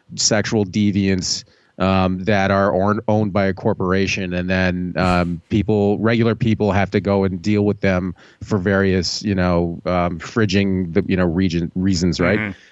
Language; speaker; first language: English; native; English